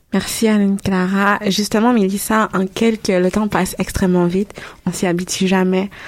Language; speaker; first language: French; native; French